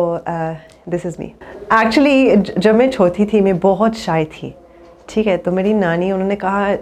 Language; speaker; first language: Hindi; early bilingual, heritage; English